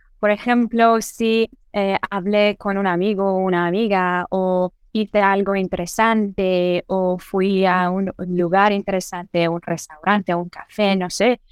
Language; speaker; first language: Spanish; non-native, learner; Persian